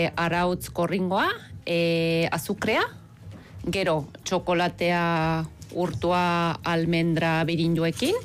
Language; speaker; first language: Basque; non-native, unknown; Swiss German